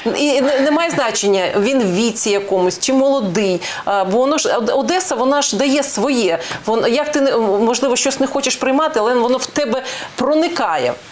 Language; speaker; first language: Ukrainian; non-native, local second language; Russian